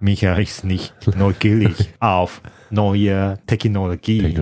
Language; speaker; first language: German; non-native, learner; Chinese